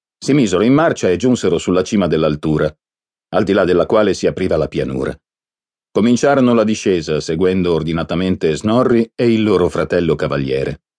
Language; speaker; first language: Italian; native; Italian